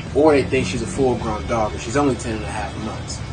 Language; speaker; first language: English; native; English